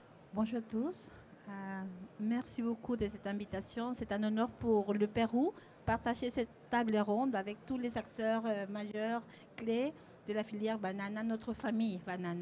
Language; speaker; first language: French; non-native, fluent; Spanish